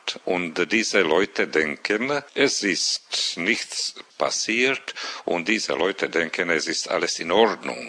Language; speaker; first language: German; non-native, fluent; Slovak